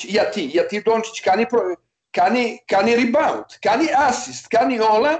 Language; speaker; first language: Greek; non-native, learner; Serbian